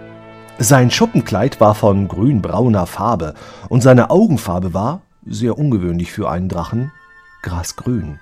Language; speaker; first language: German; native; German